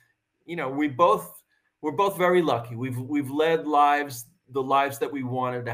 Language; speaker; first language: English; native; English